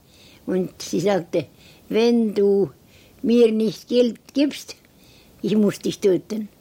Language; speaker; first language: German; non-native, learner; Estonian